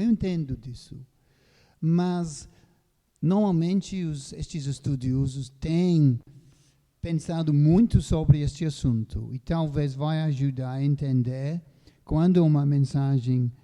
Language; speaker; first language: Portuguese; non-native, fluent; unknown